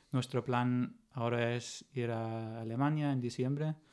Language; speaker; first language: Spanish; non-native, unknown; German